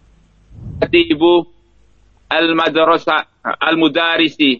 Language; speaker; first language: Arabic; non-native, learner; Indonesian